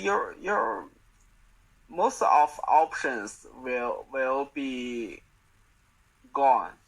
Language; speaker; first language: English; non-native, learner; Chinese